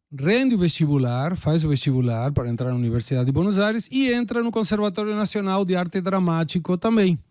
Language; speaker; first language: Portuguese; non-native, fluent; Spanish